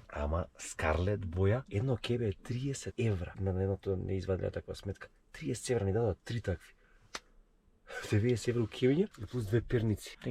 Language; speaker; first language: Macedonian; native; Macedonian